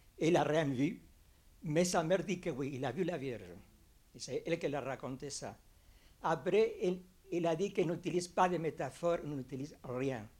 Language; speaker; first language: French; non-native, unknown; Spanish